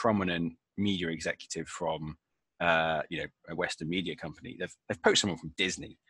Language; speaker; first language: English; native; English